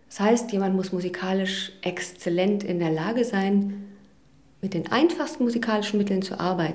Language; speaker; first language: German; native; German